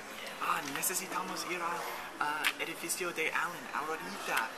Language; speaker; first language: Spanish; non-native, learner; English